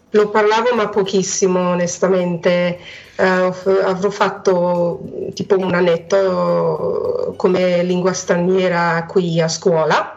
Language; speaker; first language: Italian; non-native, fluent; Hungarian